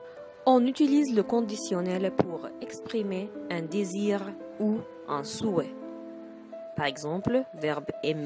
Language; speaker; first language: French; non-native, fluent; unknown